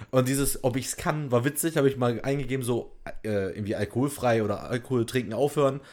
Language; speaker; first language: German; native; German